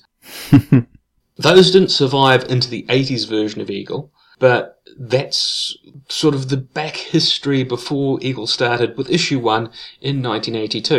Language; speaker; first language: English; native; English